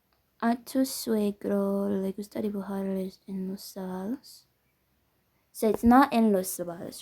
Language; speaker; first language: Spanish; non-native, learner; English